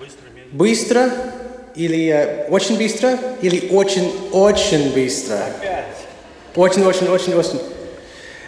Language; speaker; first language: Russian; non-native, learner; English